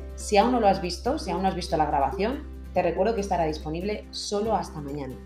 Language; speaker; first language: Spanish; native; Spanish